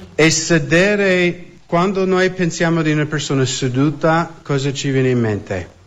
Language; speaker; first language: Italian; non-native, fluent; English